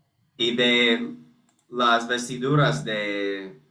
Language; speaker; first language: Spanish; non-native, fluent; English